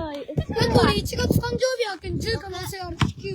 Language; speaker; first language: Japanese; native; Japanese